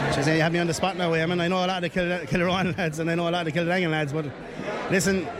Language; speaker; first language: English; native; English